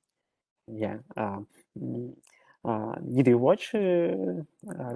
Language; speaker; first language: English; non-native, learner; Russian